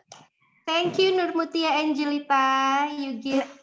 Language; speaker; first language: English; non-native, fluent; Indonesian